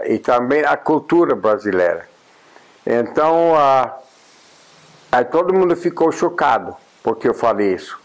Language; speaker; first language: Portuguese; non-native, fluent; English